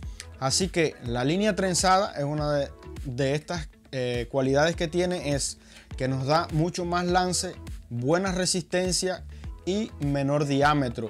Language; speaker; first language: Spanish; native; Spanish